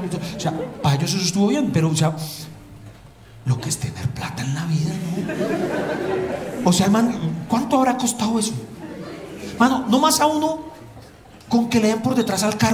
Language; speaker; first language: Spanish; native; Spanish